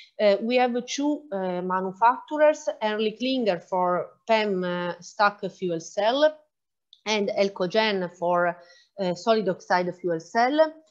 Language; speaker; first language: English; non-native, fluent; Italian